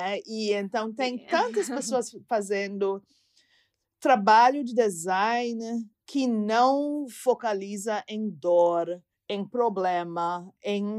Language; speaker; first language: Portuguese; non-native, fluent; English